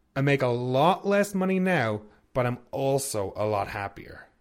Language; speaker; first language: English; native; English